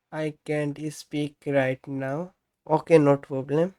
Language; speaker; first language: English; non-native, learner; Bangla